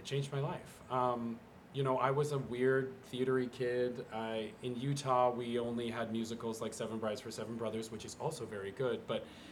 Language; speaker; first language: English; native; English